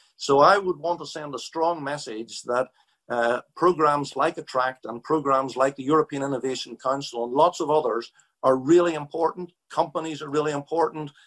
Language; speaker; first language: English; native; English